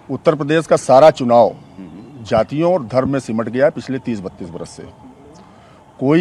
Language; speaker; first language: Hindi; native; Hindi